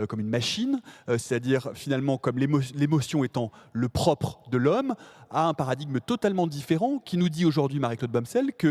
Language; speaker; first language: French; native; French